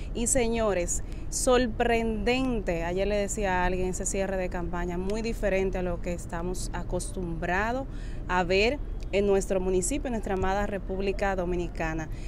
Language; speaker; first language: Spanish; native; Spanish